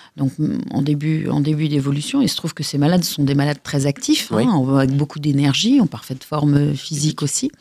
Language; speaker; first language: French; native; French